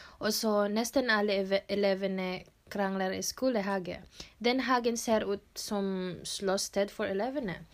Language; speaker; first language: Norwegian; non-native, learner; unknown